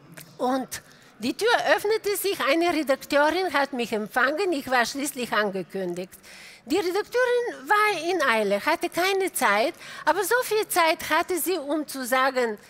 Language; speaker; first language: German; non-native, fluent; Bulgarian